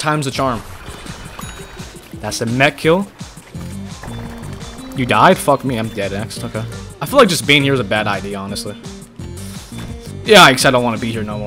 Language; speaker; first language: English; native; English